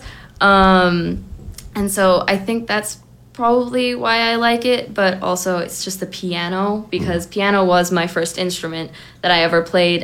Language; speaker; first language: English; native; English